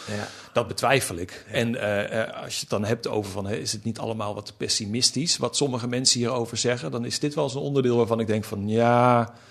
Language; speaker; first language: Dutch; native; Dutch